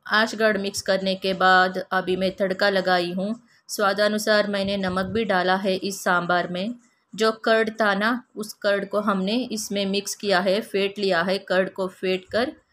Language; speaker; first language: Hindi; non-native, local second language; Kannada